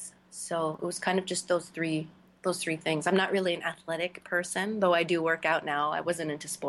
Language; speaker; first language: English; native; English